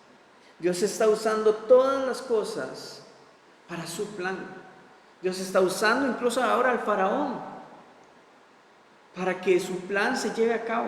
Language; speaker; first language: Spanish; native; Spanish